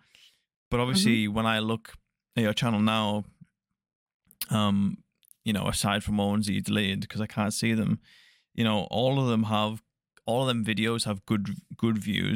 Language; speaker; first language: English; native; English